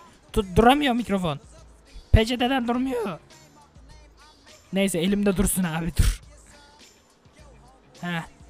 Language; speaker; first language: Turkish; native; Turkish